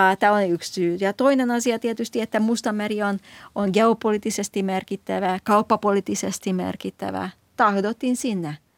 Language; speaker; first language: Finnish; non-native, fluent; Hungarian